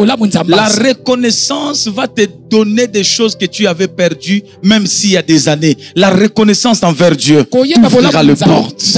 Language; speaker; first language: French; non-native, local second language; Lingala